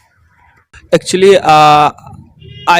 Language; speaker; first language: English; non-native, learner; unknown